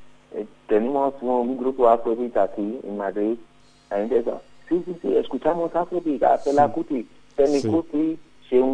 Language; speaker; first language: Spanish; non-native, learner; Yoruba